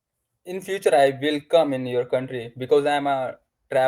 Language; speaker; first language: English; non-native, learner; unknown